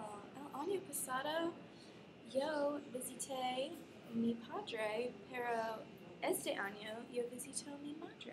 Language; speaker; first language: Spanish; non-native, learner; English